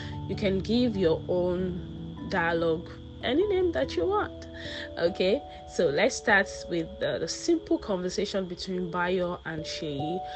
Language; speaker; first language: English; non-native, local second language; Yoruba